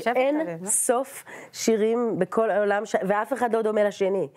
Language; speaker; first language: Hebrew; native; Hebrew